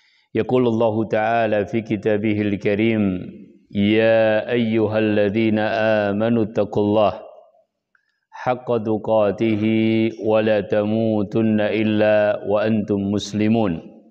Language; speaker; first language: Arabic; non-native, fluent; Indonesian